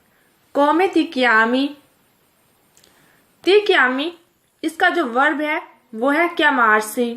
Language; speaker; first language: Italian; non-native, fluent; Urdu